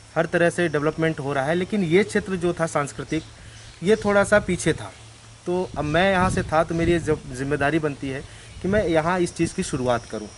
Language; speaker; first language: Hindi; native; Hindi